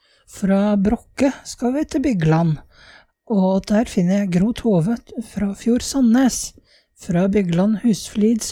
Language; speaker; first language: Norwegian; native; Norwegian